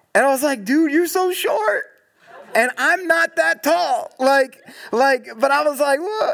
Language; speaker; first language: English; native; English